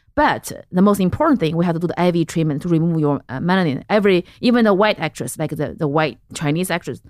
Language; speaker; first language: English; non-native, fluent; Chinese